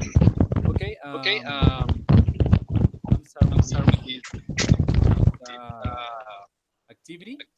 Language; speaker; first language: English; non-native, learner; Spanish